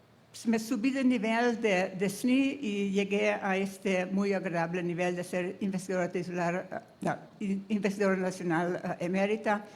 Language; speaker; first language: Spanish; non-native, fluent; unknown